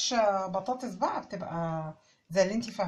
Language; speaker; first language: Arabic; native; Arabic